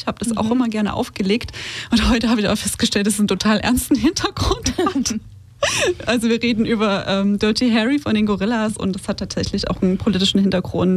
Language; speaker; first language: German; native; German